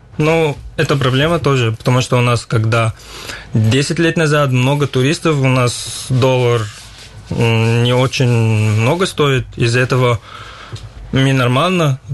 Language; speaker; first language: Russian; non-native, learner; Arabic